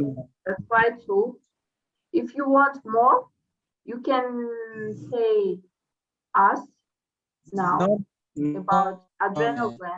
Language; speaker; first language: English; non-native, fluent; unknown